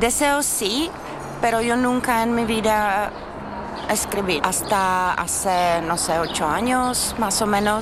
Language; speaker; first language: Spanish; non-native, fluent; Czech